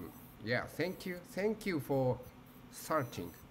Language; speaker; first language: English; non-native, learner; Japanese